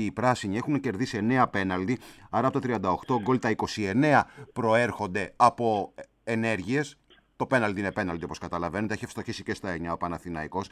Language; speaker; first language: Greek; native; Greek